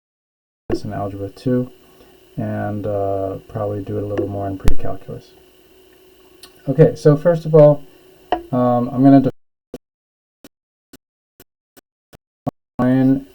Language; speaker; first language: English; native; English